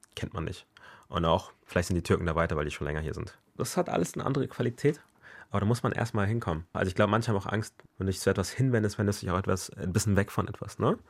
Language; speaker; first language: German; early bilingual, other home language; Akan